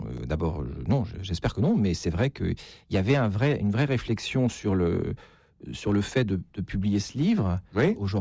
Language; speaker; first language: French; native; French